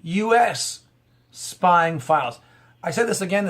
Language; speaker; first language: English; native; English